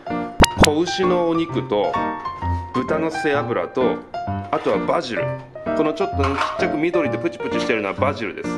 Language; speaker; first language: Japanese; native; Japanese